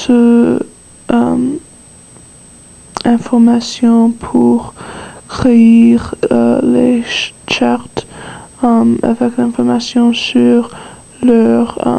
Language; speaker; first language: French; non-native, learner; English